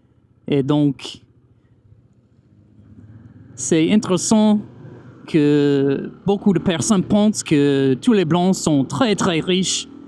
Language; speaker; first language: French; non-native, fluent; English